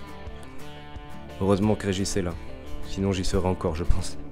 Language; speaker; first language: French; native; French